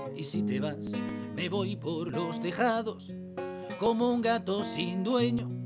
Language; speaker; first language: Spanish; native; Spanish